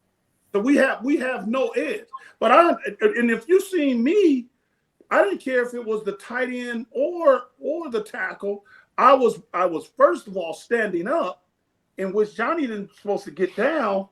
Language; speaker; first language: English; native; English